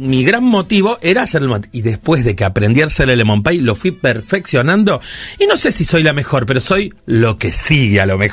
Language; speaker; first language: Spanish; native; Spanish